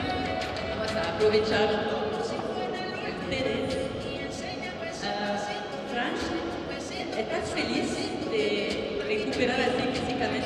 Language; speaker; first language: Spanish; non-native, fluent; French